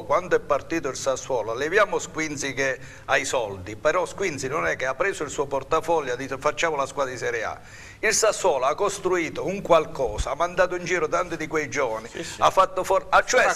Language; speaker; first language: Italian; native; Italian